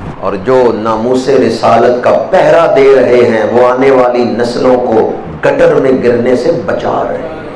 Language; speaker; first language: Urdu; non-native, local second language; Punjabi